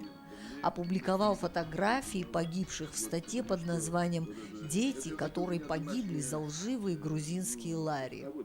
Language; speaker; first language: Russian; native; Russian